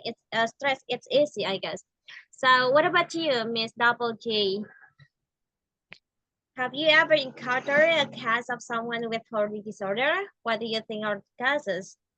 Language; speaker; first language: English; non-native, learner; Indonesian